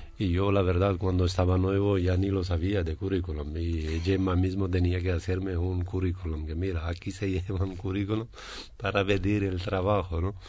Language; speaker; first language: Spanish; non-native, learner; Pashto